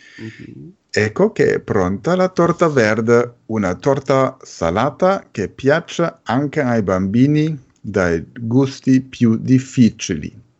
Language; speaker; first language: Italian; non-native, fluent; German